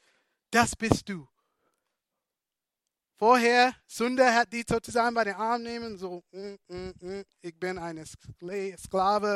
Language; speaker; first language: German; non-native, fluent; English